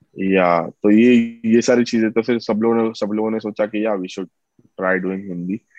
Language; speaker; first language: Hindi; native; Hindi